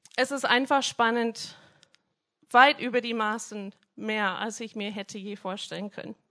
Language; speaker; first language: German; non-native, fluent; English